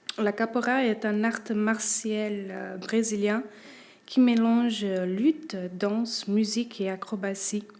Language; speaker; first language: French; early bilingual, other home language; Portuguese